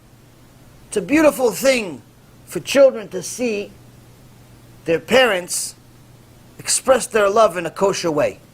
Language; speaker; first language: English; non-native, fluent; Hebrew